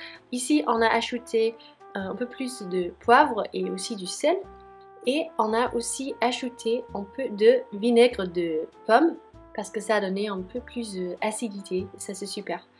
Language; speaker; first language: French; non-native, fluent; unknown